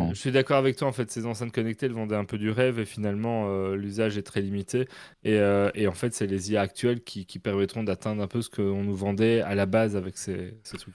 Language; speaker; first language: French; native; French